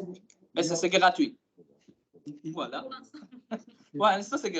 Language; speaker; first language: French; non-native, learner; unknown